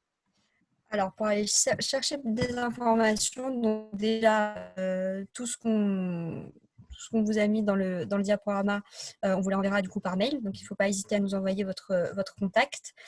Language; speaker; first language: French; native; French